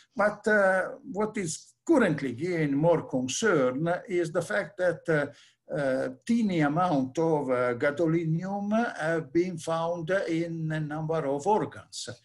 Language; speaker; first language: English; non-native, fluent; Italian